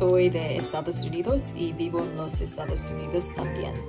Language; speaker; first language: Spanish; non-native, learner; Korean